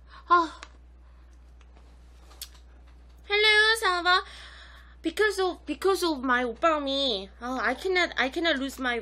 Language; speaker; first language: English; non-native, local second language; Korean